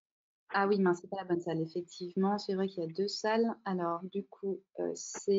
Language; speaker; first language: French; native; French